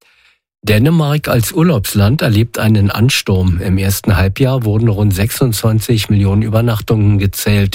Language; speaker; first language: German; native; German